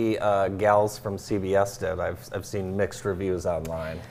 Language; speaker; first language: English; native; English